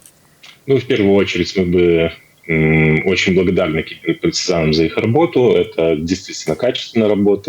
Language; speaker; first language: Russian; native; Russian